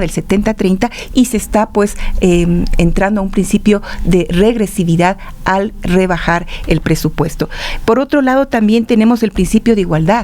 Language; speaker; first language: Spanish; native; Spanish